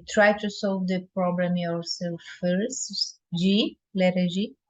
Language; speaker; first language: English; non-native, learner; Portuguese